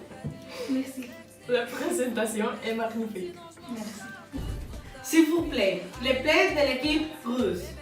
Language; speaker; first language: French; non-native, learner; Spanish